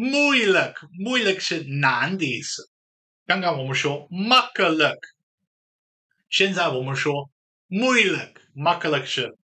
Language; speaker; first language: Dutch; non-native, fluent; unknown